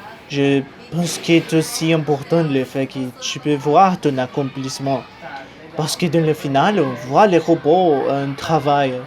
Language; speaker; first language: French; non-native, learner; Portuguese